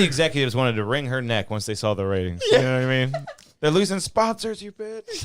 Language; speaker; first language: English; native; English